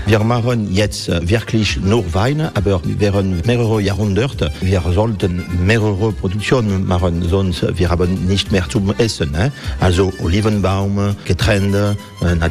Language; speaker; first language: German; non-native, fluent; French